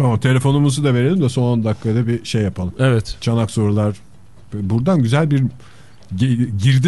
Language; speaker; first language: Turkish; native; Turkish